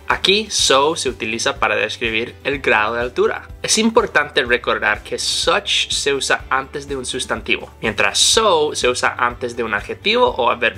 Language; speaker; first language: Spanish; non-native, fluent; English